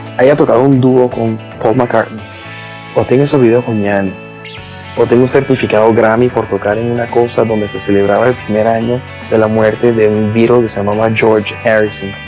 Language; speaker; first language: Spanish; early bilingual, other home language; Haitian Creole